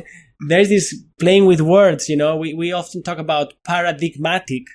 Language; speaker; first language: English; non-native, fluent; Spanish